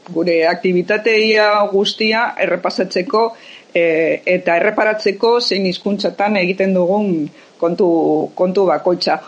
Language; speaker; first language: Basque; non-native, local second language; Spanish